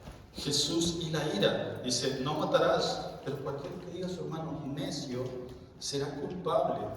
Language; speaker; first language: Spanish; native; Spanish